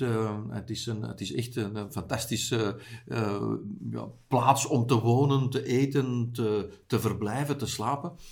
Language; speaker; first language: Dutch; native; Dutch